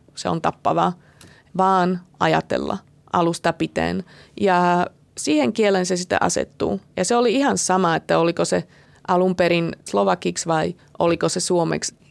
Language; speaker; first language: Finnish; non-native, fluent; Slovak